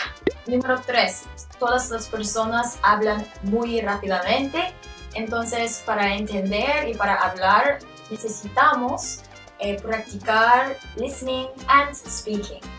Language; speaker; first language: Spanish; non-native, learner; English